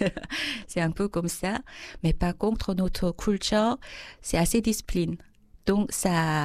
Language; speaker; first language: French; non-native, fluent; Korean